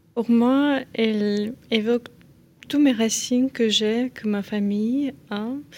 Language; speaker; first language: French; non-native, fluent; Ukrainian